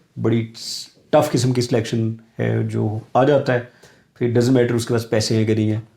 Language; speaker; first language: Urdu; non-native, local second language; Punjabi